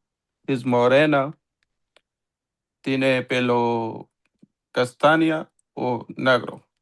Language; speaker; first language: Spanish; non-native, learner; Urdu